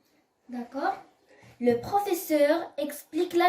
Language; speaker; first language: French; non-native, local second language; Arabic